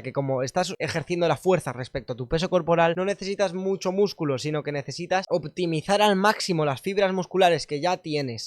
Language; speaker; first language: Spanish; native; Spanish